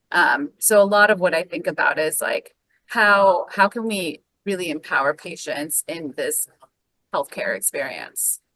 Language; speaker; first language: English; native; English